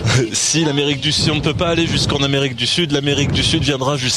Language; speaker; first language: French; native; French